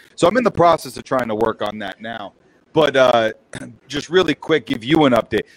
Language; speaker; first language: English; native; English